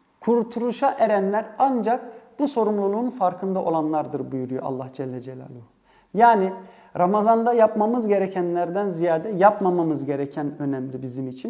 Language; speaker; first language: Turkish; early bilingual, heritage; Turkish